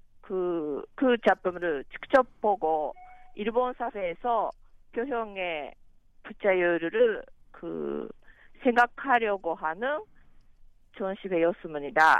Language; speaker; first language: Korean; non-native, learner; Japanese